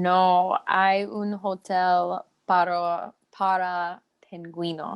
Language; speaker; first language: Spanish; non-native, learner; English